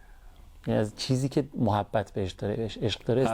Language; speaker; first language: Persian; native; Persian